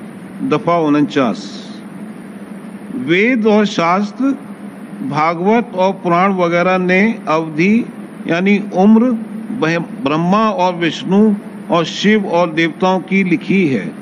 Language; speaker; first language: Hindi; native; Hindi